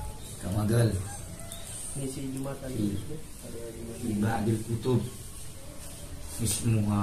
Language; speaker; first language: Arabic; non-native, learner; Indonesian